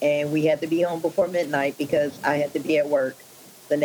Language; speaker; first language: English; native; English